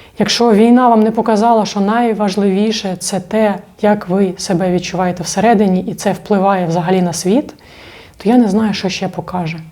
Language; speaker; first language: Ukrainian; non-native, local second language; Russian